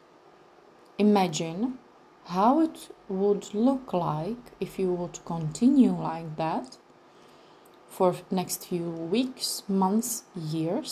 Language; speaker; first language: English; non-native, fluent; Czech